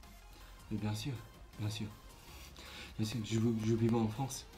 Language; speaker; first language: French; non-native, learner; Korean